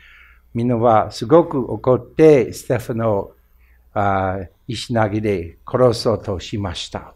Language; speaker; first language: Japanese; non-native, fluent; English